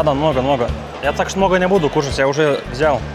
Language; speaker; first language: Russian; non-native, learner; Lithuanian